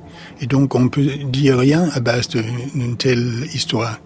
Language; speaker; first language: French; non-native, fluent; Danish